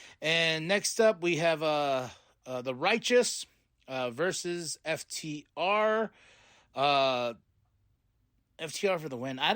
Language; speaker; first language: English; native; English